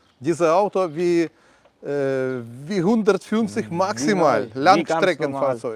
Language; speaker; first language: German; non-native, learner; Ukrainian